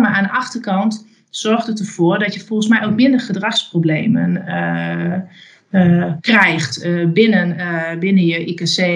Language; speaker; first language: Dutch; native; Dutch